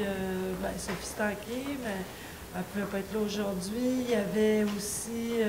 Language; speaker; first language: French; native; French